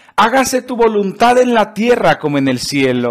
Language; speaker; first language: Spanish; native; Spanish